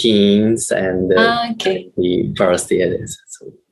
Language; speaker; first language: English; non-native, learner; Japanese